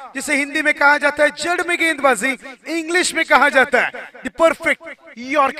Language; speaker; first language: Hindi; non-native, local second language; Marathi